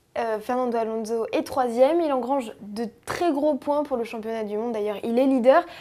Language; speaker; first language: French; native; French